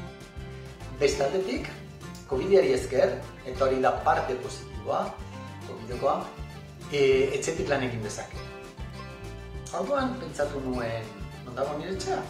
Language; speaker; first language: Basque; non-native, local second language; Spanish